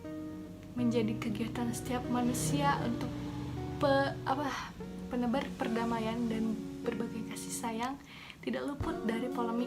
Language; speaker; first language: Indonesian; native; Indonesian